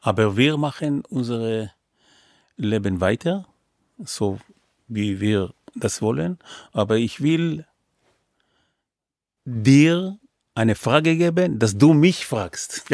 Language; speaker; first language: German; non-native, fluent; Hebrew